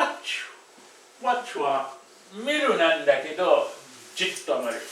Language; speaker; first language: Japanese; non-native, fluent; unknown